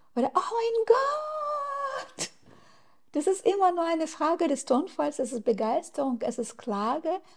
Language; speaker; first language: German; non-native, fluent; Russian